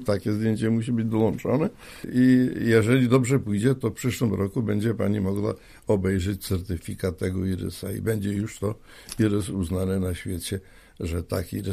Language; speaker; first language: Polish; native; Polish